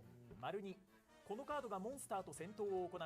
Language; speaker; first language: Japanese; native; Japanese